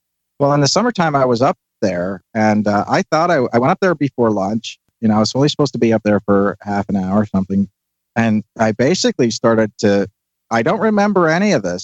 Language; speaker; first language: English; native; English